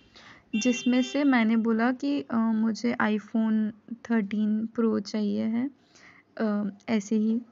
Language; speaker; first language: Hindi; native; Hindi